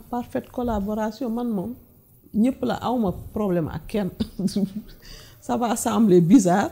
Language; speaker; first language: Wolof; non-native, local second language; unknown